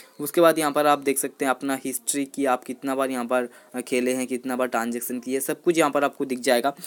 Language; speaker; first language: Hindi; non-native, local second language; Bangla